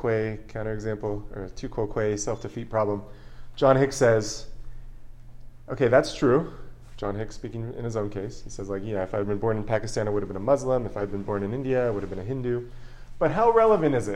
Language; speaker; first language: English; native; English